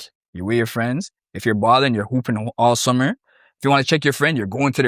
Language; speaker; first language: English; native; English